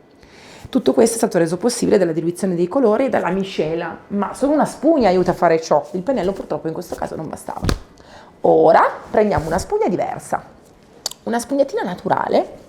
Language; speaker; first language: Italian; native; Italian